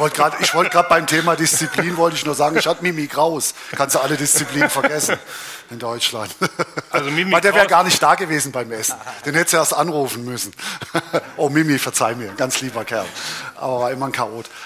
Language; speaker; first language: German; native; German